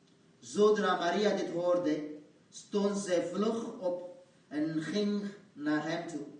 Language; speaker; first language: Dutch; non-native, fluent; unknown